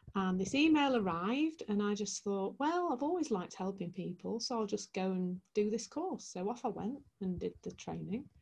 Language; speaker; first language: English; native; English